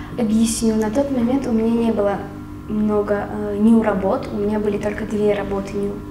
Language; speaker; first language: Russian; non-native, local second language; Tajik